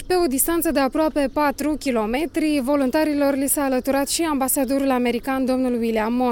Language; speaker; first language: Romanian; native; Romanian